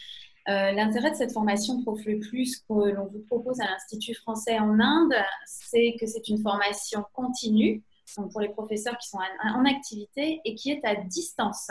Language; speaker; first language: French; native; French